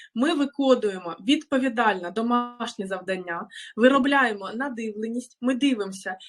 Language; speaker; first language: Ukrainian; non-native, local second language; Russian